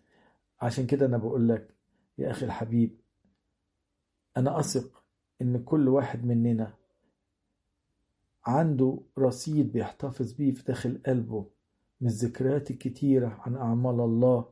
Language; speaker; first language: Arabic; native; Arabic